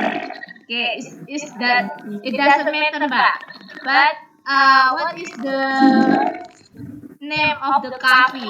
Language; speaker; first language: English; non-native, learner; Indonesian